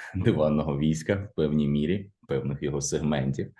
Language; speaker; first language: Ukrainian; native; Ukrainian